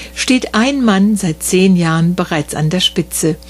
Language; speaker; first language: German; native; German